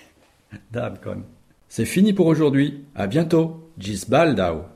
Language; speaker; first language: French; native; French